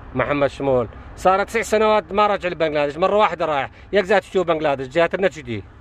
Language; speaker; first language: Arabic; non-native, local second language; Kurdish